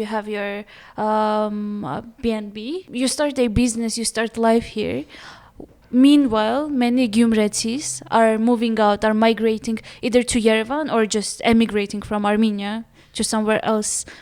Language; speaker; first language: English; non-native, fluent; Armenian